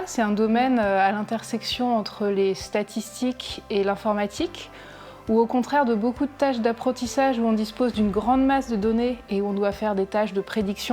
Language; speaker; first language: French; native; French